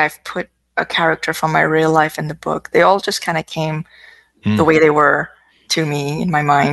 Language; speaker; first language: English; non-native, local second language; Urdu